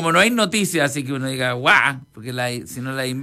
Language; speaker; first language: Spanish; native; Spanish